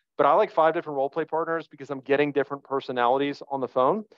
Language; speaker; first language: English; native; English